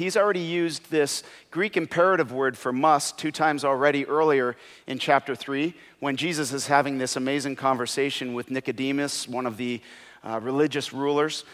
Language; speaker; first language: English; native; English